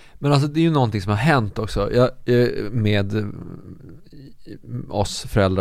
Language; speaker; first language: Swedish; native; Swedish